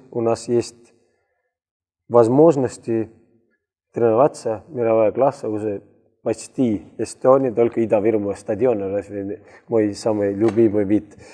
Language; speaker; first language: Russian; non-native, learner; Estonian